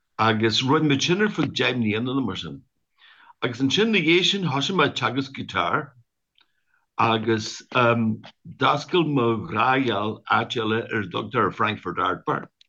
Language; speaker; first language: Irish; native; Irish